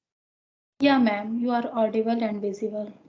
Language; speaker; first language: English; non-native, learner; Hindi